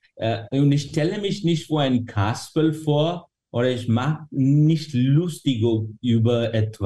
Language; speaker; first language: German; non-native, fluent; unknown